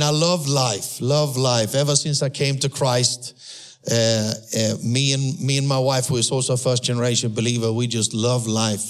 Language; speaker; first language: English; non-native, fluent; German